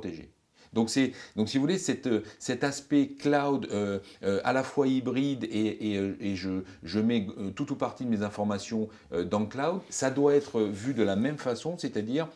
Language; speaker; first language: French; native; French